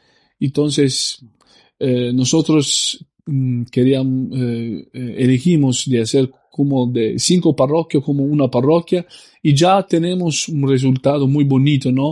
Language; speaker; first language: Spanish; non-native, fluent; Italian